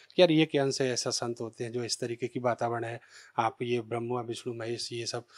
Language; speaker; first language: Hindi; native; Hindi